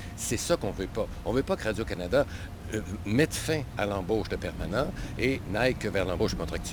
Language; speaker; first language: French; native; French